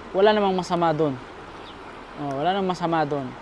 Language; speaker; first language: Filipino; non-native, local second language; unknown